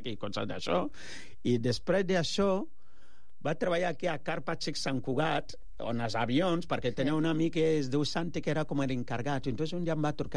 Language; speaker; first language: Catalan; non-native, fluent; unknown